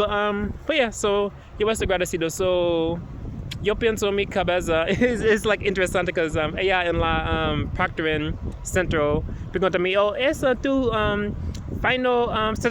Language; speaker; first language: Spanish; non-native, learner; English